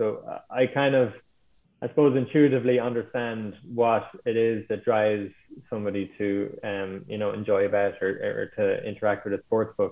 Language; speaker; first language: English; native; English